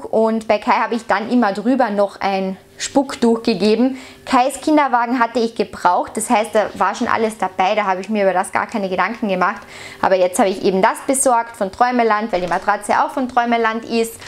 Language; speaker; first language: German; native; German